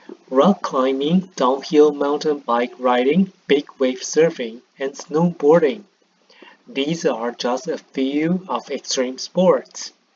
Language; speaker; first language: English; non-native, fluent; Chinese